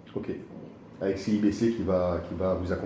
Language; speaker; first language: French; native; French